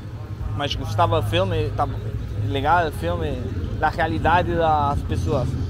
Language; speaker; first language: Portuguese; non-native, learner; Spanish